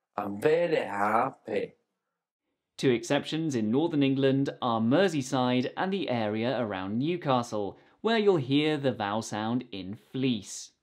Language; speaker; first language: English; native; English